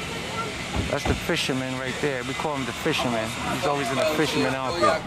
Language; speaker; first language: English; native; English